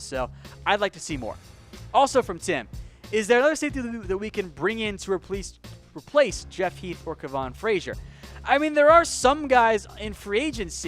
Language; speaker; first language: English; native; English